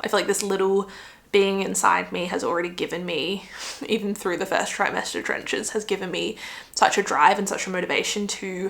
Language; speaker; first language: English; native; English